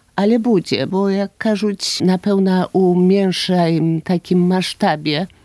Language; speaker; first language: Belarusian; native; Belarusian